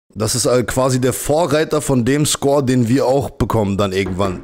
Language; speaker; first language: German; native; German